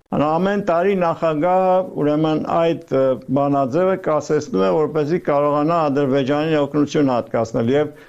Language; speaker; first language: Armenian; native; Armenian